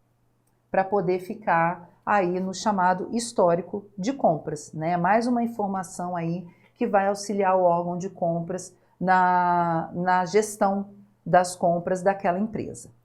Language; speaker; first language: Portuguese; native; Portuguese